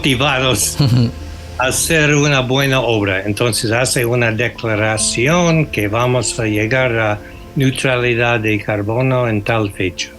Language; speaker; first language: Spanish; non-native, fluent; English